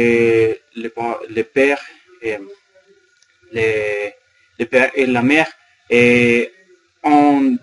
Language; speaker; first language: French; non-native, learner; Spanish